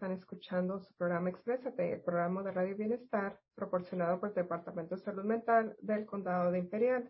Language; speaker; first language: Spanish; native; Spanish